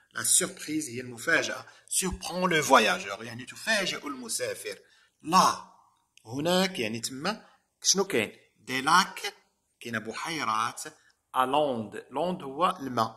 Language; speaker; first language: French; non-native, local second language; Arabic